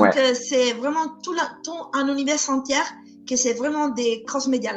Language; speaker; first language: French; non-native, fluent; Italian